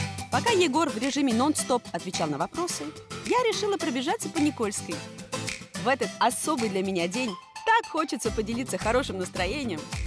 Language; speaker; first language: Russian; non-native, fluent; French